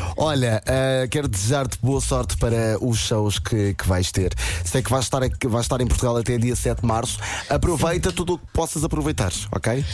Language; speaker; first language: Portuguese; native; Portuguese